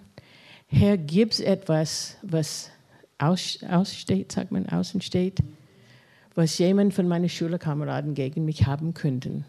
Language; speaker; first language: German; non-native, fluent; English